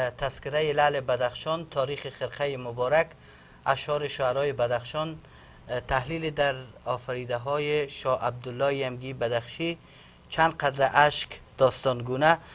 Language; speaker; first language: Persian; native; Persian